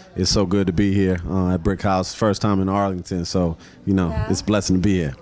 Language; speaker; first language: English; native; English